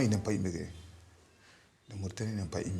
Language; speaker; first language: French; non-native, local second language; Fula